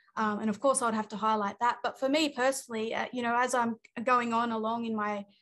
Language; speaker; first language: English; native; English